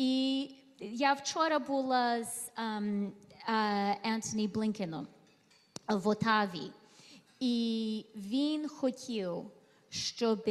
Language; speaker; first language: Ukrainian; early bilingual, heritage; Ukrainian